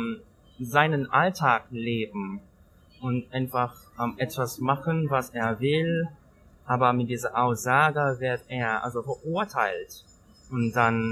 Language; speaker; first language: German; non-native, learner; Thai